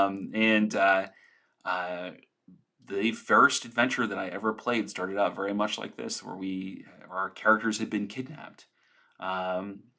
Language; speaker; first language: English; native; English